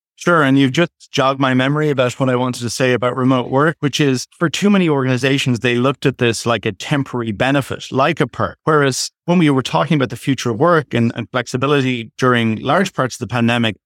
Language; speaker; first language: English; native; English